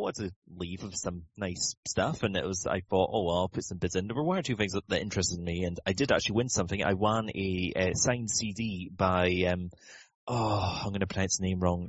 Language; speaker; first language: English; native; English